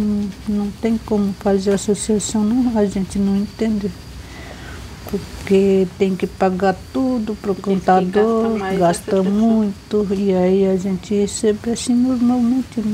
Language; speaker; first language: Portuguese; non-native, local second language; Guarani